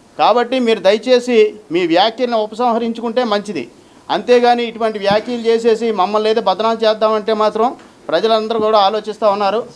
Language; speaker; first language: Telugu; native; Telugu